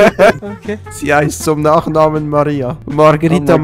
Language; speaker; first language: German; native; German